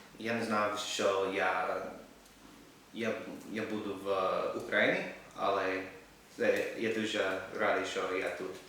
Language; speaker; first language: Ukrainian; non-native, learner; English